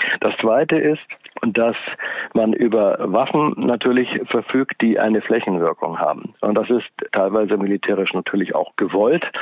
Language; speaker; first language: German; native; German